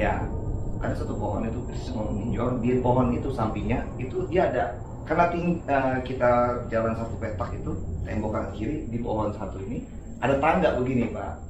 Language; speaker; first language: Indonesian; native; Indonesian